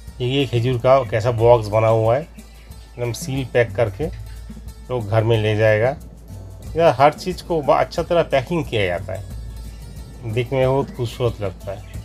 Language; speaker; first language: Hindi; non-native, local second language; Bangla